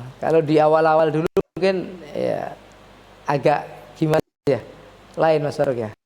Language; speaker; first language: Indonesian; native; Indonesian